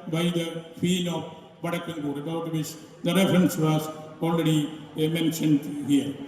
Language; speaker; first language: English; non-native, local second language; Malayalam